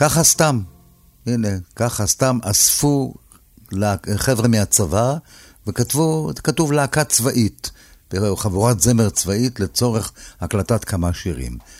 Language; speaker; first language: Hebrew; native; Hebrew